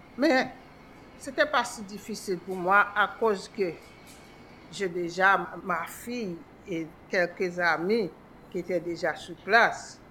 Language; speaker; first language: French; non-native, local second language; Haitian Creole